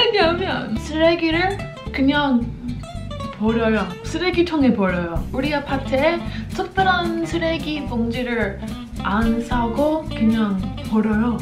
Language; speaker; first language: Korean; non-native, fluent; English